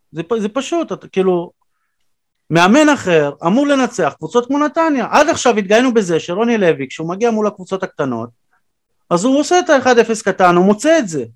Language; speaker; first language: Hebrew; native; Hebrew